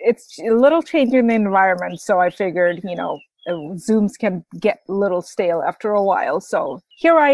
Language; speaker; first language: English; non-native, local second language; Bangla